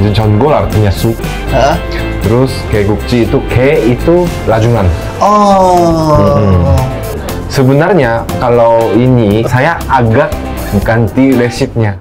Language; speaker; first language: Indonesian; non-native, fluent; Korean